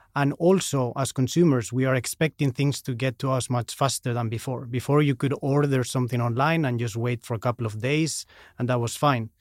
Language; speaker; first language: English; non-native, fluent; Spanish